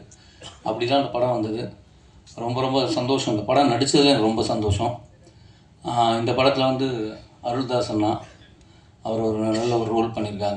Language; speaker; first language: Tamil; native; Tamil